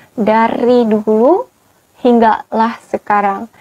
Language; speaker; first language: Malay; native; Malay